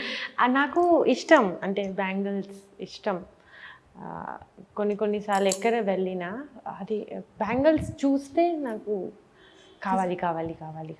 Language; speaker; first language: Telugu; non-native, fluent; Bangla